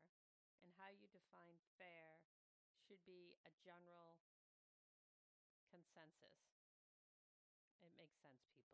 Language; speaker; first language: English; native; English